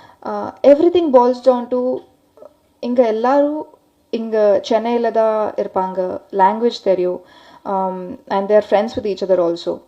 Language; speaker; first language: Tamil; non-native, learner; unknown